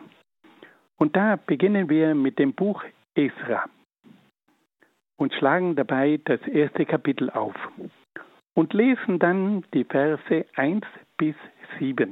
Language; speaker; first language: German; native; German